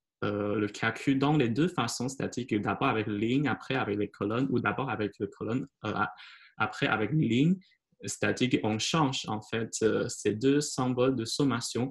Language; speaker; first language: French; non-native, fluent; Chinese